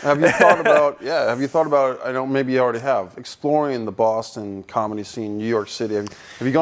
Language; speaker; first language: English; native; English